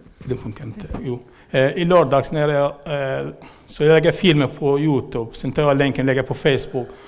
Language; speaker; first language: Swedish; non-native, fluent; Arabic